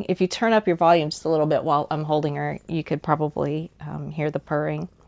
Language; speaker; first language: English; native; English